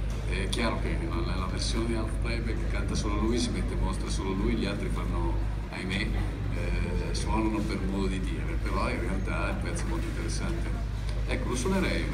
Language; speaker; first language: Italian; native; Italian